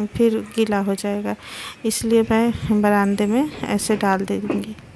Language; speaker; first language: Hindi; non-native, local second language; Bangla